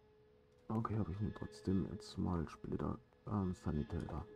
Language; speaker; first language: German; native; German